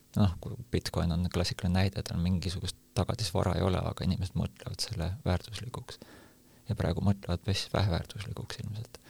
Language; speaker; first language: Estonian; native; Estonian